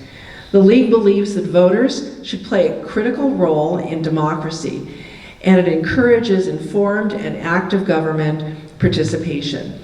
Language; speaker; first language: English; native; English